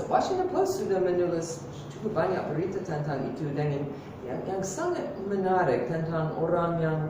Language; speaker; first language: Indonesian; non-native, fluent; English